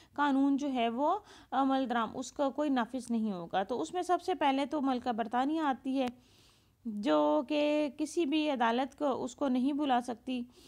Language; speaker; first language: Urdu; non-native, local second language; Punjabi